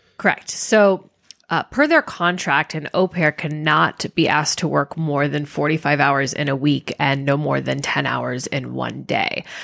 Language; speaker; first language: English; native; English